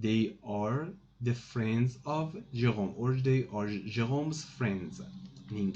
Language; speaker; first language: English; non-native, fluent; Persian